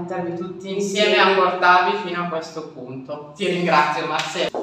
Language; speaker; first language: Italian; native; Italian